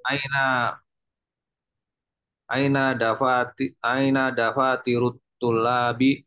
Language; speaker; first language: Arabic; non-native, learner; Indonesian